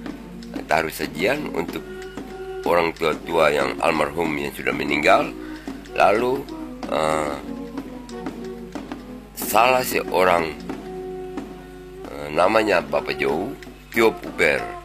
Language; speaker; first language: Indonesian; non-native, local second language; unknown